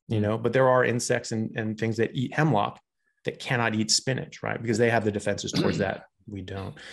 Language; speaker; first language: English; native; English